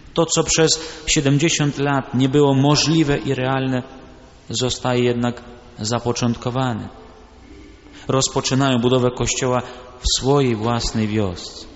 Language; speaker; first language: Polish; early bilingual, other home language; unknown